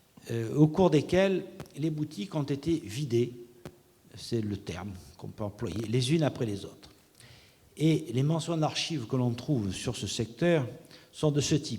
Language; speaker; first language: French; native; French